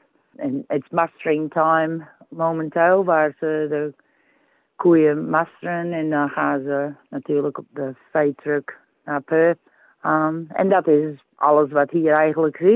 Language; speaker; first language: Dutch; early bilingual, heritage; Dutch